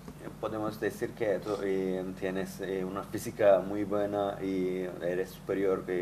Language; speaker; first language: Spanish; non-native, fluent; Turkish